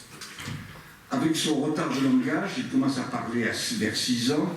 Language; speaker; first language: French; native; French